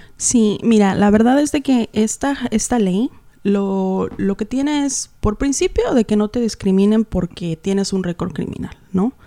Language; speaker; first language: Spanish; native; Spanish